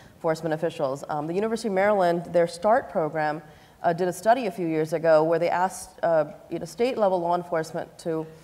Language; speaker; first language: English; native; English